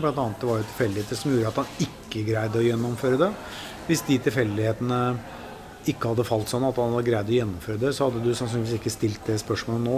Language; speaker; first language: Norwegian; native; Norwegian